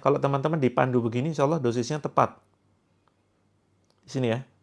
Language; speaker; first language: Indonesian; native; Indonesian